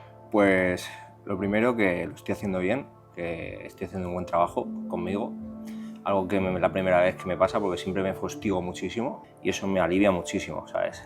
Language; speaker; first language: Spanish; native; Spanish